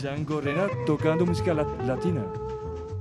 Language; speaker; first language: Spanish; non-native, fluent; French